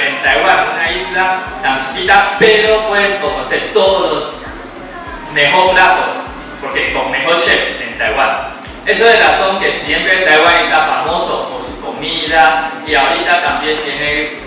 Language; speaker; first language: Spanish; non-native, fluent; Chinese